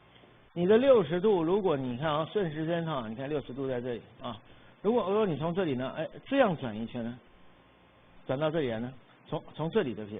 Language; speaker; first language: Chinese; native; Chinese